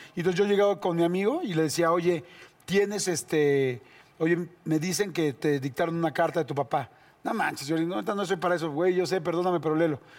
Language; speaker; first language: Spanish; native; Spanish